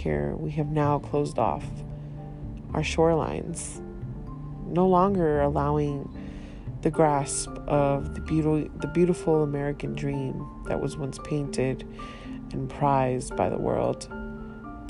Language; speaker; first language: English; early bilingual, other home language; Haitian Creole